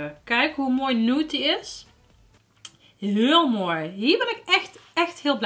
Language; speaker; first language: Dutch; native; Dutch